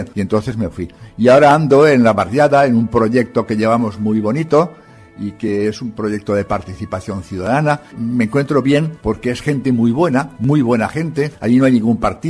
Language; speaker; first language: Spanish; native; Spanish